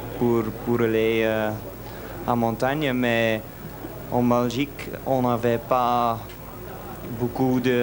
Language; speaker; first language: French; non-native, local second language; Dutch